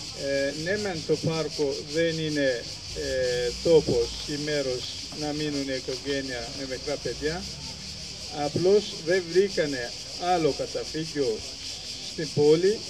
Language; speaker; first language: Greek; non-native, fluent; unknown